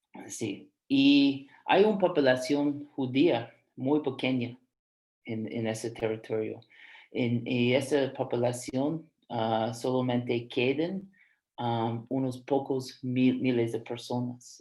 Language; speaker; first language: Spanish; non-native, fluent; English